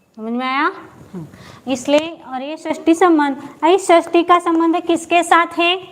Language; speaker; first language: Hindi; non-native, local second language; Marathi